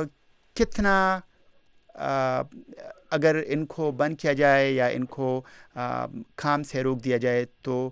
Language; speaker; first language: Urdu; non-native, local second language; Pashto